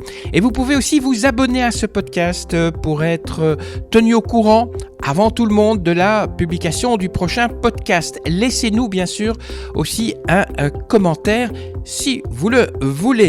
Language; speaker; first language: French; native; French